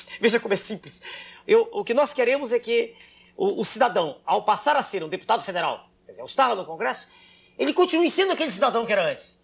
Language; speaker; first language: Portuguese; native; Portuguese